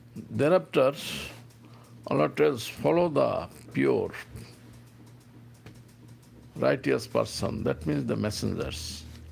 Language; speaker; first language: English; non-native, local second language; Bangla